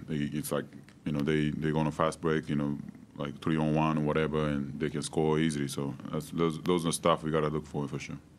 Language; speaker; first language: English; non-native, fluent; Japanese